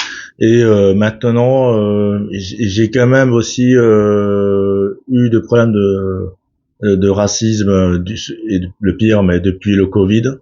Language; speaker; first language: French; early bilingual, other home language; Korean